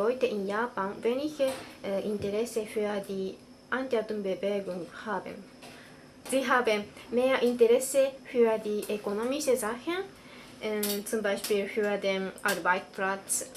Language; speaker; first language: German; non-native, learner; Japanese